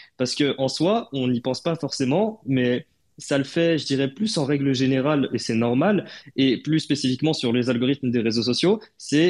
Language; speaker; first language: French; native; French